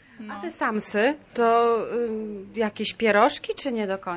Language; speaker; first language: Polish; native; Polish